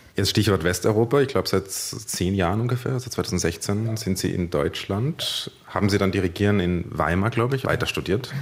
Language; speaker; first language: German; native; German